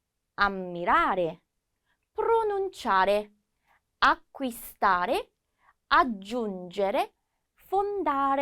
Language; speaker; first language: Italian; non-native, fluent; Korean